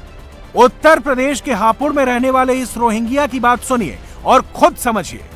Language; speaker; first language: Hindi; native; Hindi